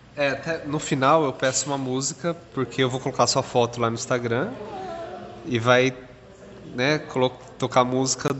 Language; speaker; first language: Portuguese; native; Portuguese